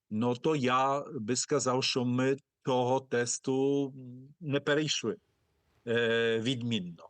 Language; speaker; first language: Polish; non-native, fluent; Ukrainian